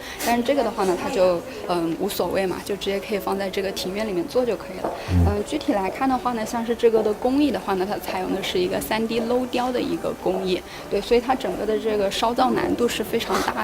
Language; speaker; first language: Chinese; native; Chinese